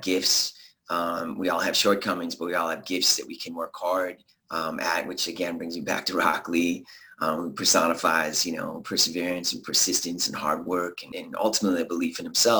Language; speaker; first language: English; native; English